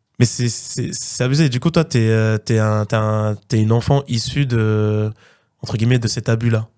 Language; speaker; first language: French; native; French